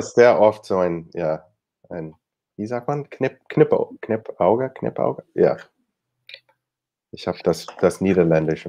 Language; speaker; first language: German; non-native, fluent; English